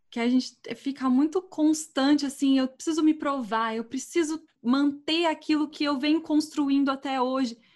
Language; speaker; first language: Portuguese; native; Portuguese